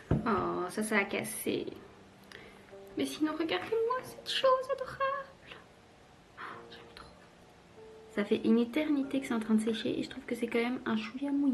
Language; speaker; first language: French; native; French